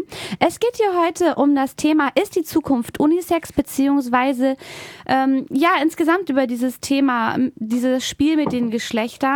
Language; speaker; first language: German; native; German